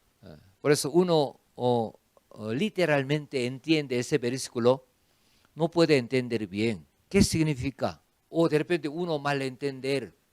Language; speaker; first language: Spanish; non-native, fluent; Korean